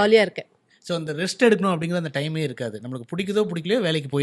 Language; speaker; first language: Tamil; native; Tamil